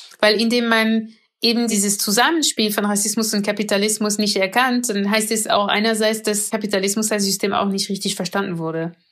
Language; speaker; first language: German; non-native, fluent; French